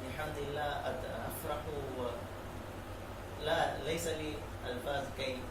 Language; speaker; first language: Arabic; non-native, learner; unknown